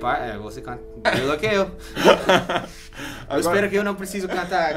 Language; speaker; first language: Portuguese; non-native, fluent; English